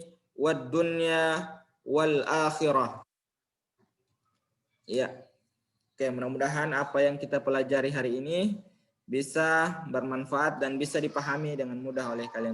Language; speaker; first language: Indonesian; native; Indonesian